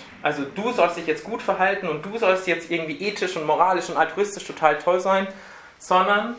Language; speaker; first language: German; native; German